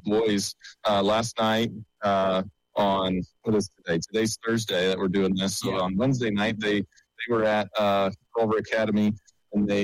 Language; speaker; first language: English; native; English